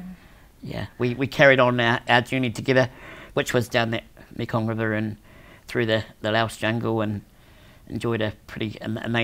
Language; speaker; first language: English; native; English